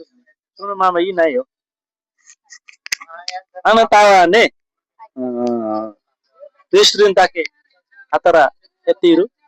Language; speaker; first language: Japanese; non-native, learner; Nepali